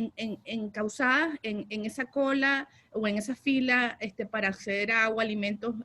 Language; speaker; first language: Spanish; native; Spanish